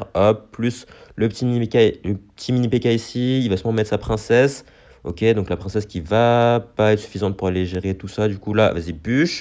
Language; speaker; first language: French; native; French